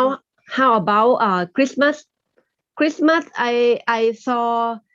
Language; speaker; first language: English; non-native, learner; Thai